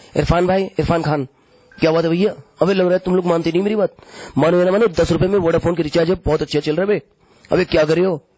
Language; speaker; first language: Hindi; native; Hindi